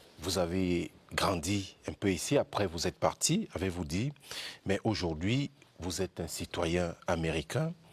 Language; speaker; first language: French; native; French